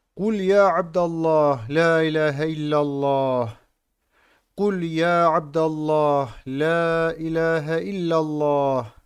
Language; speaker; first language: Arabic; non-native, fluent; Turkish